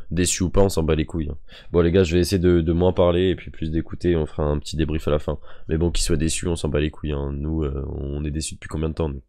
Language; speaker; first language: French; native; French